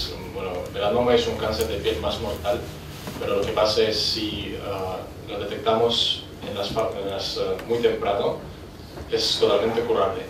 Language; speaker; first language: Spanish; non-native, fluent; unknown